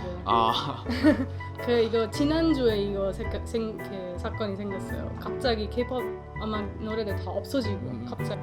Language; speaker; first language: Korean; non-native, fluent; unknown